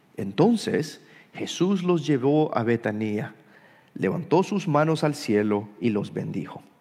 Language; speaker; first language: Spanish; early bilingual, heritage; Spanish